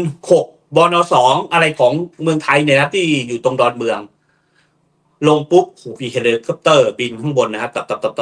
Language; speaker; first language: Thai; native; Thai